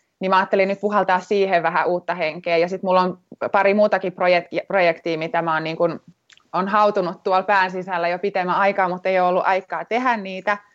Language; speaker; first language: Finnish; native; Finnish